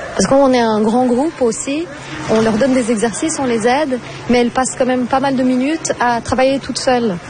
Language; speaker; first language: French; non-native, fluent; Portuguese